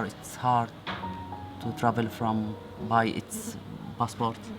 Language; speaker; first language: English; non-native, learner; Arabic